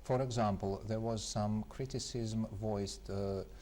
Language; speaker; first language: English; non-native, fluent; Ukrainian